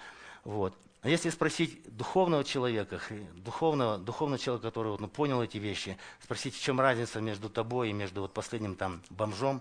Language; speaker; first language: Russian; native; Russian